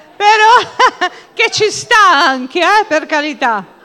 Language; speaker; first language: Italian; non-native, fluent; Portuguese